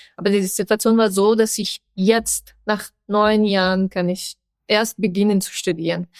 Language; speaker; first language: German; non-native, fluent; Persian